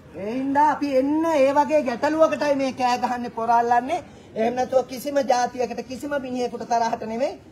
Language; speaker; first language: Sinhala; native; Sinhala